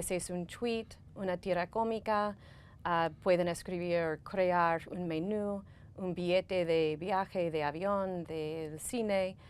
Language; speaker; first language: Spanish; non-native, fluent; English